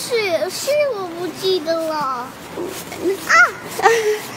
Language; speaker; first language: Chinese; early bilingual, heritage; Chinese